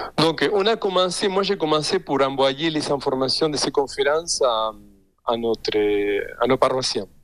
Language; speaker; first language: French; non-native, fluent; Spanish